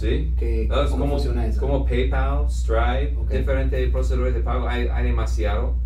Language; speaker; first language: Spanish; non-native, fluent; English